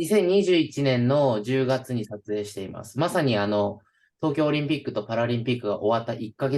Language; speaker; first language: Japanese; native; Japanese